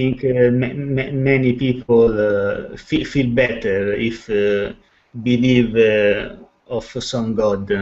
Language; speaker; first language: English; non-native, learner; Italian